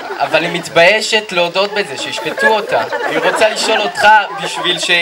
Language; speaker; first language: Hebrew; native; Hebrew